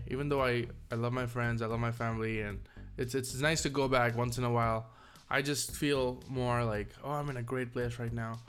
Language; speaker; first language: English; non-native, local second language; Tamil